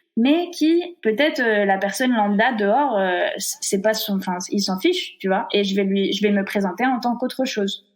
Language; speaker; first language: French; native; French